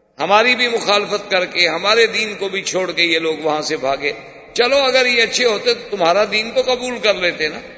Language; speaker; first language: Urdu; native; Urdu